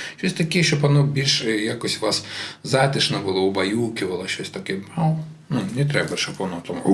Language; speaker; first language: Ukrainian; non-native, local second language; Russian